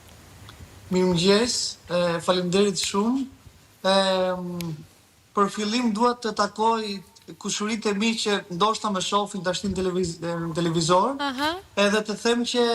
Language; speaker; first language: Albanian; early bilingual, heritage; Albanian